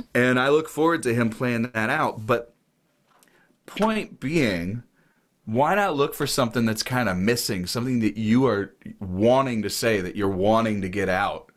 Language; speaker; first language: English; native; English